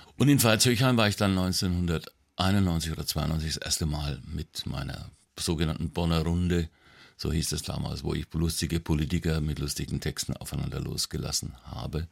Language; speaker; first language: German; native; German